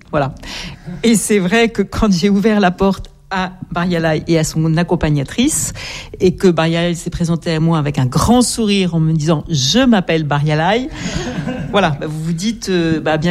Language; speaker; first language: French; native; French